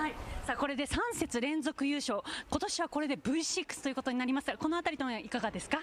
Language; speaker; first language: Japanese; native; Japanese